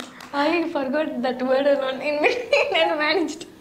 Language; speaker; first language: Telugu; non-native, learner; Tamil